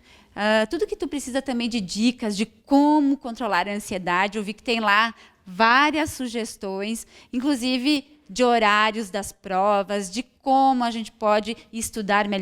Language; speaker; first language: Portuguese; native; Portuguese